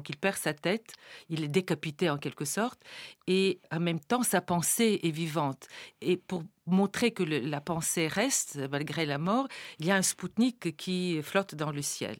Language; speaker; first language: French; non-native, fluent; Bulgarian